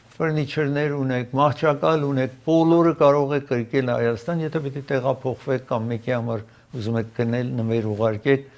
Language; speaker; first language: Armenian; native; Armenian